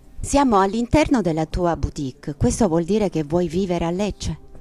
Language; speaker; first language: Italian; native; Italian